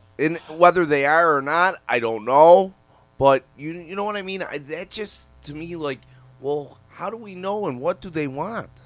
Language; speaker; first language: English; native; English